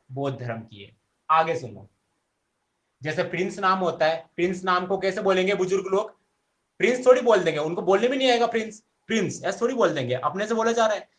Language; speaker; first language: Hindi; native; Hindi